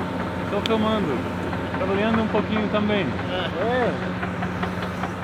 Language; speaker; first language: Portuguese; non-native, learner; English